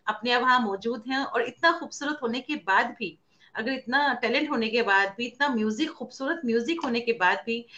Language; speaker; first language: Hindi; native; Hindi